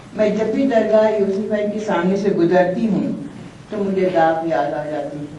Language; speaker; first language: Urdu; native; Urdu